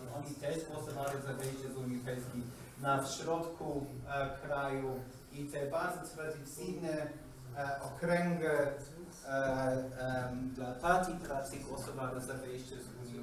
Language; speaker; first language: Polish; non-native, learner; English